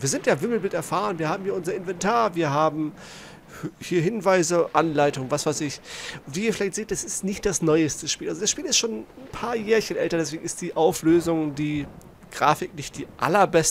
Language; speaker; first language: German; native; German